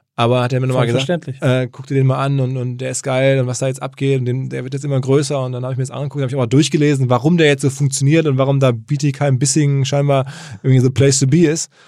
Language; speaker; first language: German; native; German